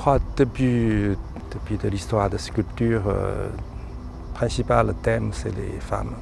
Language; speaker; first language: French; non-native, learner; Chinese